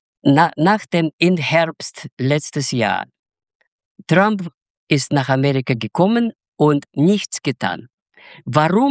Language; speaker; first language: German; non-native, fluent; Russian